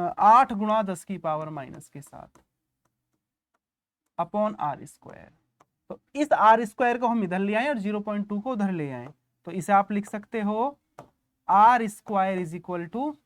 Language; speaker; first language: Hindi; native; Hindi